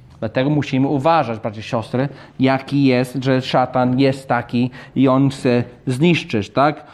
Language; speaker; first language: Polish; non-native, fluent; English